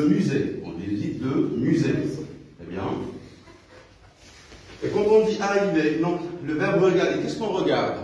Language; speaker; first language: French; non-native, local second language; Arabic